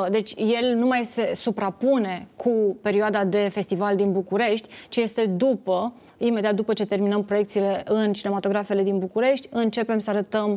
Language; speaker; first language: Romanian; native; Romanian